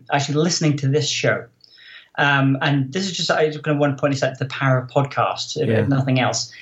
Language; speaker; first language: English; native; English